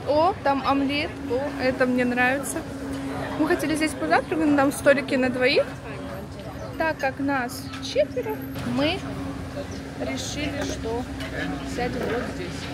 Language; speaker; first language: Russian; native; Russian